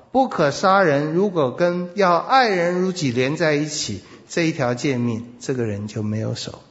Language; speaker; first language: Chinese; native; Chinese